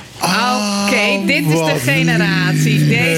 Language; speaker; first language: Dutch; native; Dutch